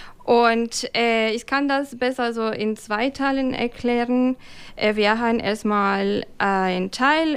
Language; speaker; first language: German; non-native, fluent; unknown